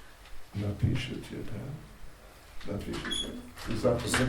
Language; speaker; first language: Russian; non-native, learner; English